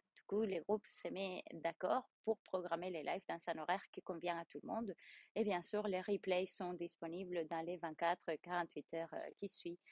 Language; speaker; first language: French; non-native, fluent; Spanish